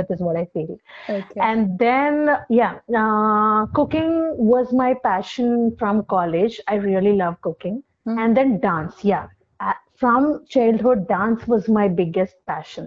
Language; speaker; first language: English; non-native, local second language; Telugu